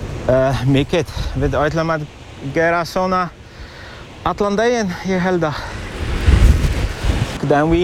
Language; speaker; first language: Icelandic; non-native, learner; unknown